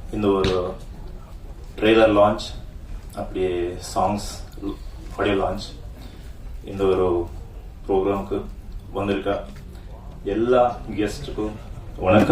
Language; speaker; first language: Tamil; non-native, fluent; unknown